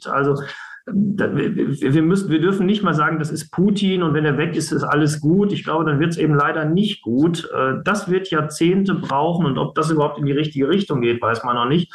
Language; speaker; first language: German; native; German